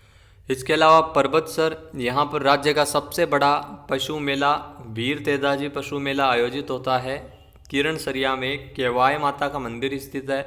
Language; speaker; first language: Hindi; native; Hindi